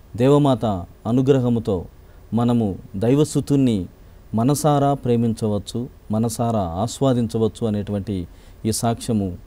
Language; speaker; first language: Telugu; native; Telugu